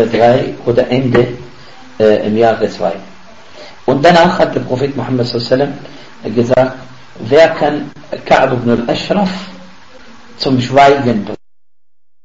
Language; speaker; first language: German; non-native, fluent; Arabic